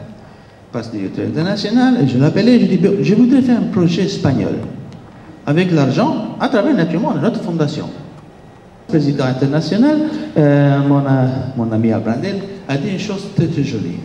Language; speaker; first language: French; non-native, fluent; Spanish